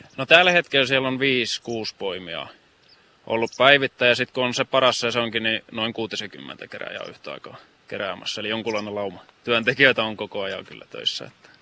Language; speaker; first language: Finnish; native; Finnish